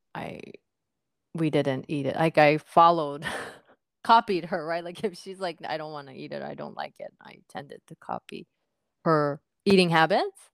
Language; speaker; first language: English; non-native, fluent; Japanese